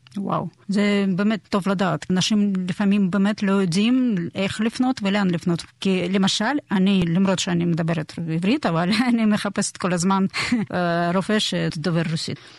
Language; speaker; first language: Hebrew; non-native, fluent; Russian